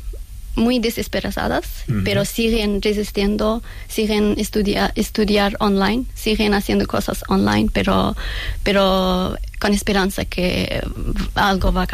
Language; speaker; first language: Spanish; non-native, learner; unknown